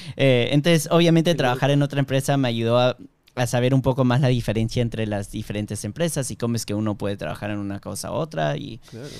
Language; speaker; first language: Spanish; early bilingual, heritage; Spanish